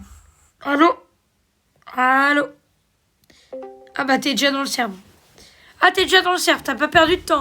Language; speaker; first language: French; native; French